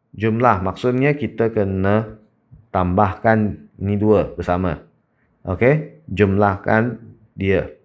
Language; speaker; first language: Malay; non-native, local second language; Chinese